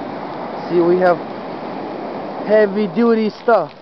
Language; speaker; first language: English; non-native, learner; Russian